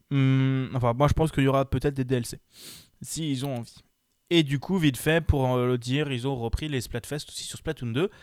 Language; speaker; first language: French; native; French